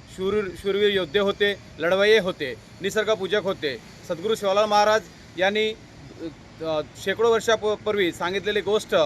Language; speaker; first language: Marathi; non-native, local second language; Lambadi